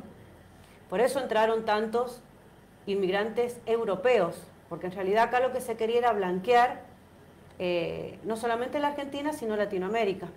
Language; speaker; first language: Spanish; native; Spanish